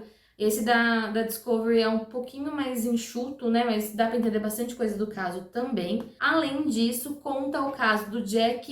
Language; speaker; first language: Portuguese; native; Portuguese